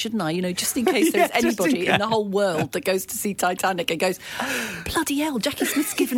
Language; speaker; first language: English; native; English